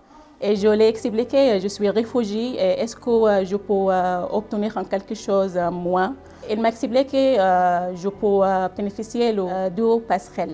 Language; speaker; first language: French; non-native, learner; Arabic